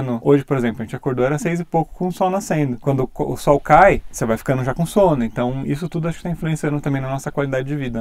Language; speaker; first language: Portuguese; native; Portuguese